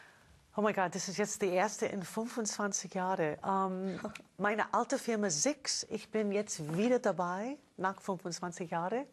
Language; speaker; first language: German; non-native, fluent; English